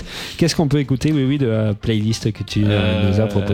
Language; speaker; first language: French; native; French